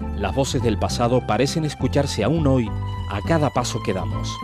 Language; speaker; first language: Spanish; native; Spanish